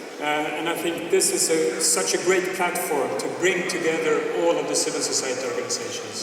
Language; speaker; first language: English; non-native, fluent; Swedish